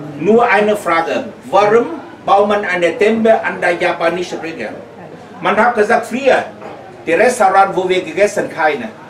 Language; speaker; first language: German; non-native, learner; Vietnamese